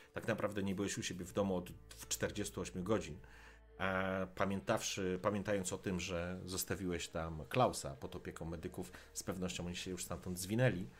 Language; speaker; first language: Polish; native; Polish